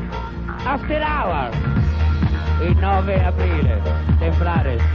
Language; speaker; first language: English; non-native, learner; Italian